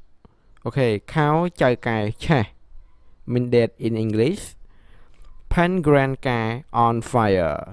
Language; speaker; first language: English; non-native, learner; Khmer